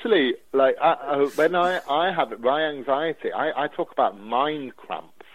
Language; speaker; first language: English; native; English